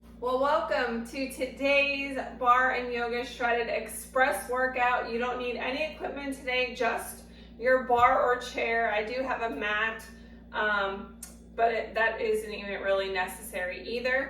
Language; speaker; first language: English; native; English